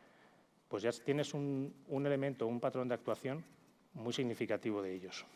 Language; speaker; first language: Spanish; native; Spanish